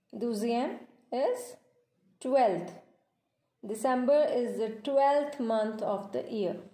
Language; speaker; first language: English; non-native, local second language; Punjabi